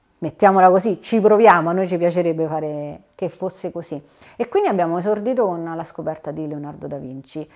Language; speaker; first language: Italian; native; Italian